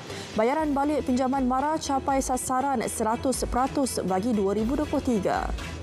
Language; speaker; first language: Malay; native; Malay